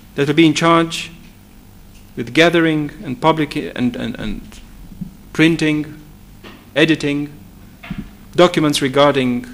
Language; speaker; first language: English; non-native, fluent; Romanian